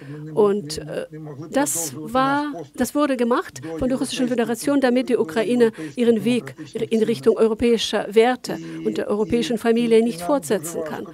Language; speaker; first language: German; non-native, fluent; Ukrainian